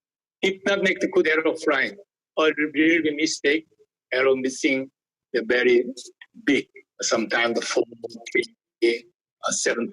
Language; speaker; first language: English; non-native, learner; Korean